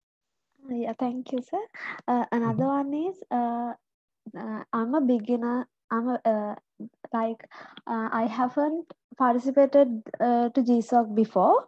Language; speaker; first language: English; non-native, learner; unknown